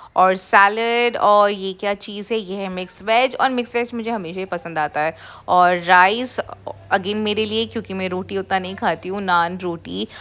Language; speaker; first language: Hindi; non-native, local second language; Bangla